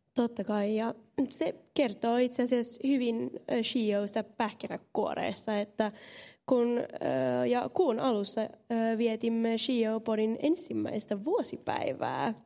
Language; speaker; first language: Finnish; non-native, local second language; Swedish